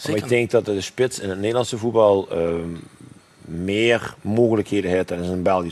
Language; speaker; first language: Dutch; native; Dutch